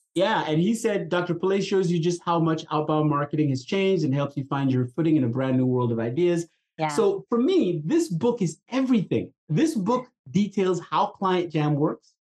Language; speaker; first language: English; non-native, local second language; Igbo